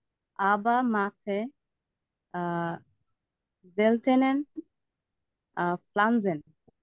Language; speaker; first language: German; non-native, learner; Bangla